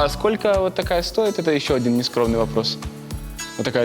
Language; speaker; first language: Russian; native; Russian